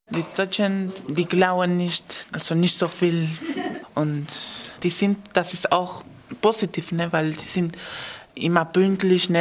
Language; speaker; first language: German; non-native, learner; Spanish